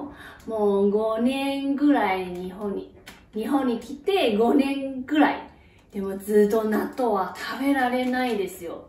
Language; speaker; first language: Japanese; non-native, learner; Chinese